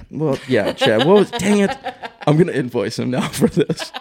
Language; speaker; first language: English; native; English